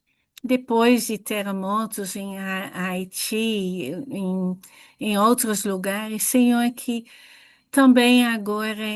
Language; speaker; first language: Portuguese; non-native, fluent; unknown